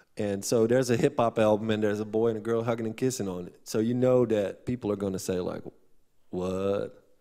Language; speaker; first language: English; non-native, fluent; Dutch